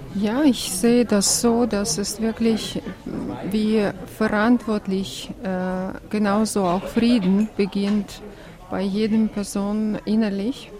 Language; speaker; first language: German; non-native, fluent; Russian